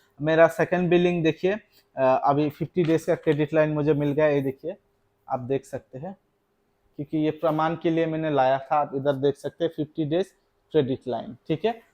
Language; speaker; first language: Hindi; non-native, local second language; Assamese